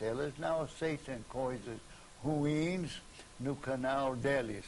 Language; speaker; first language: Portuguese; non-native, fluent; English